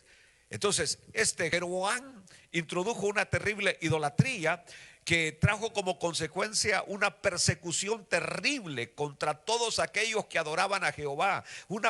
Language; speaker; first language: Spanish; native; Spanish